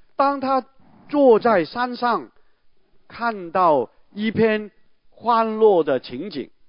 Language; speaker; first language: Chinese; native; Chinese